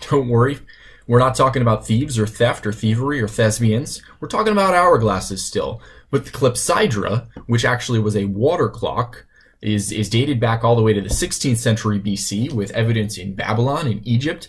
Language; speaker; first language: English; native; English